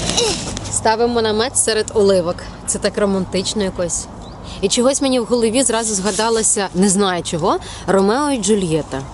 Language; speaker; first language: Ukrainian; native; Ukrainian